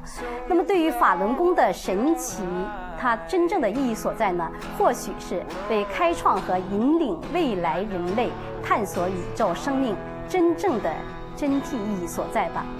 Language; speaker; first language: Chinese; native; Chinese